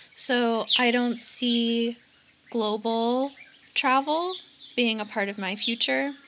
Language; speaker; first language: English; native; English